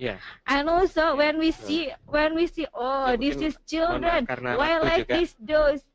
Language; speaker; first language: English; non-native, learner; Indonesian